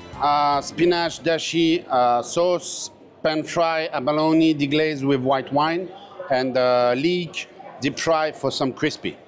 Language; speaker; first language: English; non-native, local second language; Cantonese